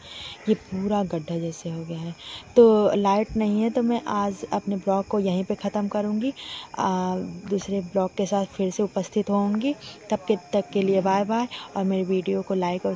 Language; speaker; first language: Hindi; native; Hindi